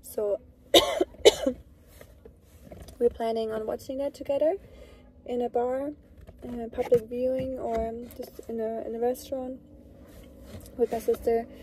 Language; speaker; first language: English; non-native, fluent; German